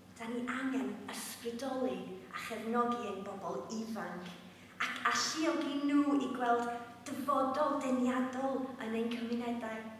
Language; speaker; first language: Welsh; native; Welsh